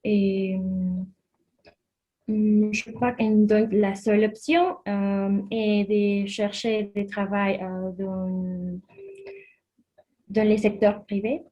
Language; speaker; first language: French; non-native, learner; Spanish